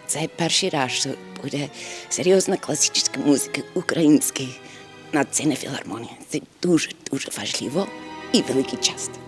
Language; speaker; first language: Ukrainian; early bilingual, heritage; Ukrainian